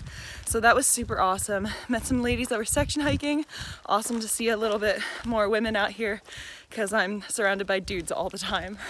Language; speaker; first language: English; native; English